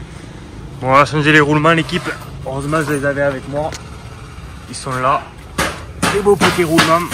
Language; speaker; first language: French; native; French